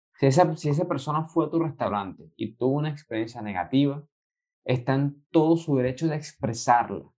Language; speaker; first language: Spanish; native; Spanish